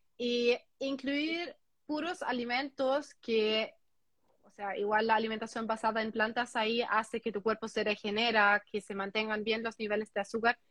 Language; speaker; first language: Spanish; non-native, fluent; German